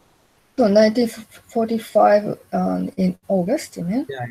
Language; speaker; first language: English; non-native, learner; Japanese